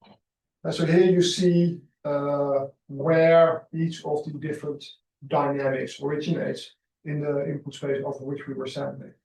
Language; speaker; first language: English; non-native, fluent; Dutch